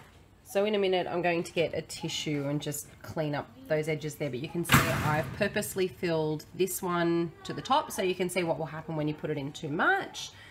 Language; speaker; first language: English; native; English